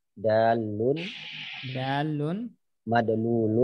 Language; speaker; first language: Arabic; non-native, learner; Indonesian